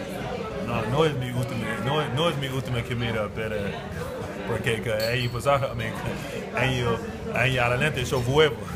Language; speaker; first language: Spanish; non-native, learner; English